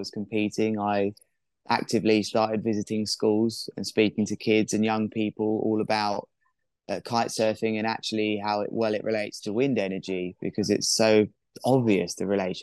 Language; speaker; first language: English; native; English